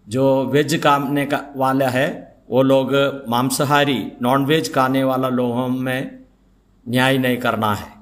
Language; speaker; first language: Hindi; non-native, local second language; Malayalam